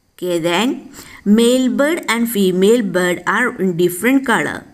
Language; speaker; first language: English; non-native, local second language; Malayalam